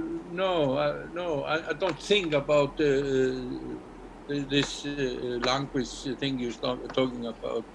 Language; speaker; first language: English; non-native, learner; Icelandic